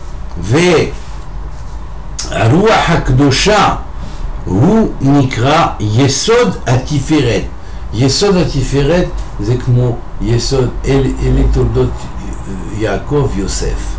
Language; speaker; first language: Hebrew; non-native, fluent; French